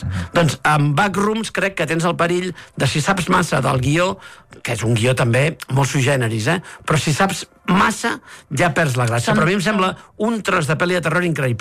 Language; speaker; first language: Catalan; native; Catalan